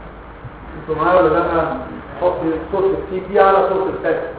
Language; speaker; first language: Arabic; native; Arabic